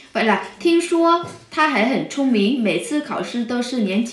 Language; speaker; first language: Chinese; non-native, fluent; Vietnamese